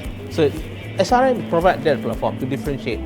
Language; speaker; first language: English; non-native, local second language; Malay